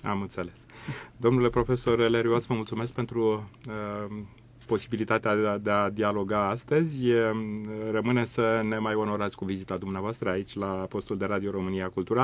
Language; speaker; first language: Romanian; native; Romanian